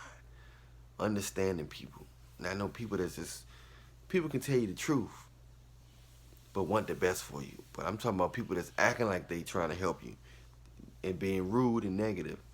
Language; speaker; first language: English; native; English